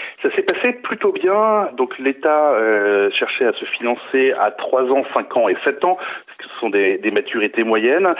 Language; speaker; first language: French; native; French